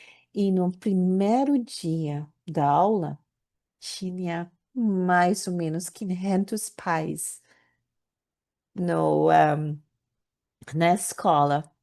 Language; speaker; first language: Portuguese; non-native, learner; English